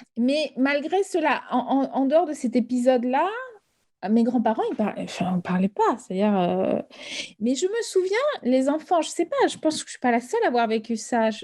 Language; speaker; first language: French; early bilingual, other home language; Spanish